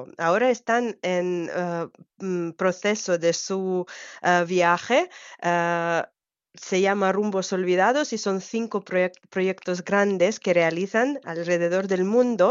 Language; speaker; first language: Spanish; non-native, fluent; Ukrainian